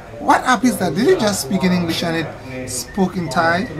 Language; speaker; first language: English; non-native, fluent; Hindi